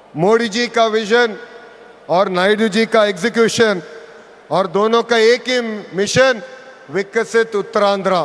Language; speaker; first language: Hindi; non-native, local second language; Telugu